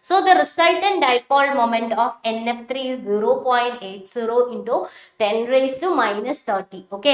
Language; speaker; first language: English; non-native, local second language; Tamil